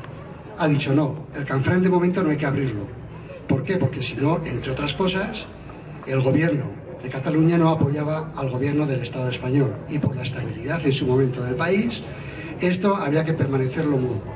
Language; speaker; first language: Spanish; native; Spanish